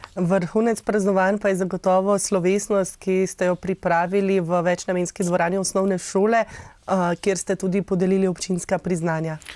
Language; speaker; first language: Slovenian; native; Slovenian